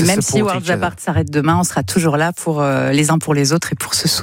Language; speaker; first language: French; native; French